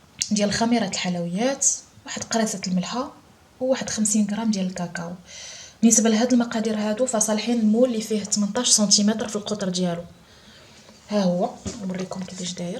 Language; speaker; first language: Arabic; native; Arabic